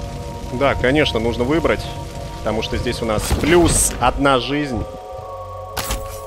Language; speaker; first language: Russian; native; Russian